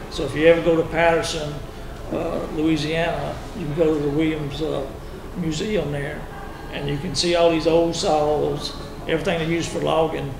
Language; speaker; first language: English; native; English